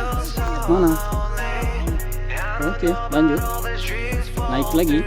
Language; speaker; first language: Malay; native; Malay